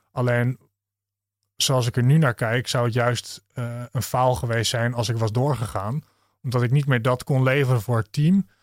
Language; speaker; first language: Dutch; native; Dutch